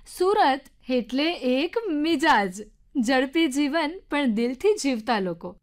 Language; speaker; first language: Gujarati; native; Gujarati